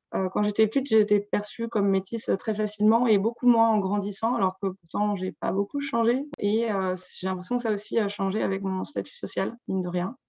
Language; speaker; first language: French; native; French